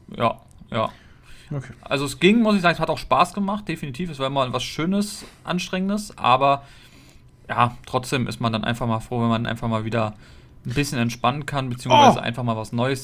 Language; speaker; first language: German; native; German